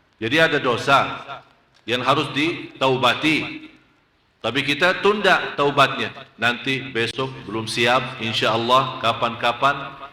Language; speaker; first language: Malay; non-native, fluent; Arabic